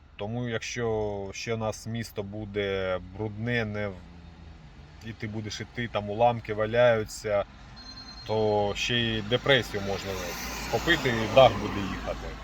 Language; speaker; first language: Ukrainian; non-native, local second language; Russian